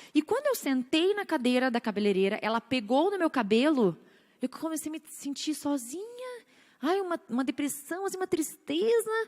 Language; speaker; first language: Portuguese; native; Portuguese